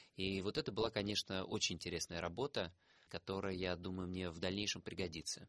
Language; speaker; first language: Russian; native; Russian